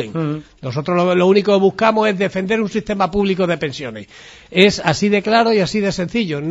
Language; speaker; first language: Spanish; native; Spanish